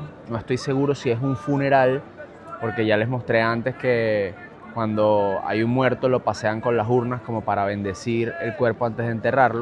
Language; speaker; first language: Spanish; native; Spanish